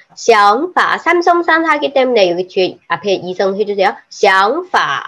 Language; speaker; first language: Korean; non-native, fluent; Chinese